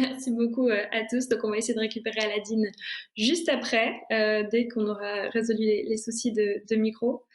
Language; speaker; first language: French; native; French